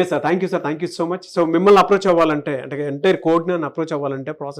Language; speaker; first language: Telugu; native; Telugu